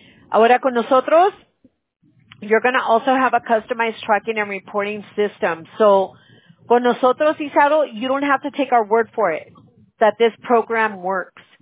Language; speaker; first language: English; early bilingual, other home language; Spanish